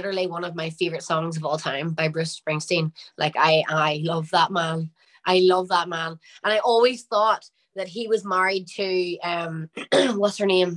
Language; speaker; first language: English; native; English